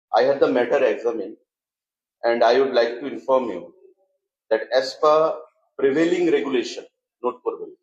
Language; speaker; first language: English; non-native, local second language; Bangla